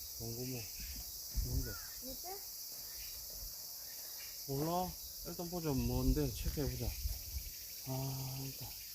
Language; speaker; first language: Korean; native; Korean